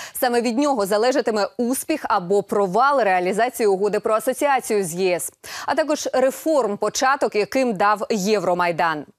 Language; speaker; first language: Ukrainian; native; Ukrainian